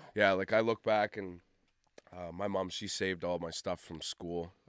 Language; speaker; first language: English; native; English